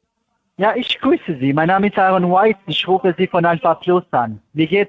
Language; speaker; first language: German; non-native, fluent; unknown